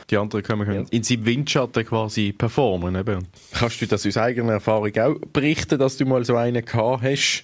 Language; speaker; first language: German; native; German